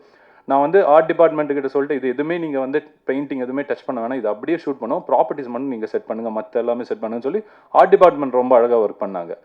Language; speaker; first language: Tamil; native; Tamil